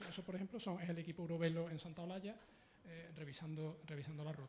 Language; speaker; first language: Spanish; native; Spanish